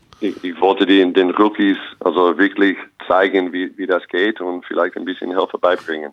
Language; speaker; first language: German; non-native, fluent; English